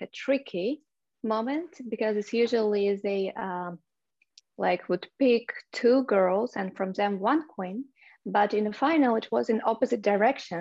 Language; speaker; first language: English; non-native, fluent; Russian